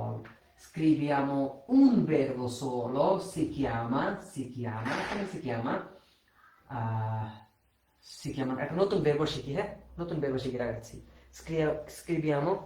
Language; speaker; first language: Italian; non-native, fluent; Bangla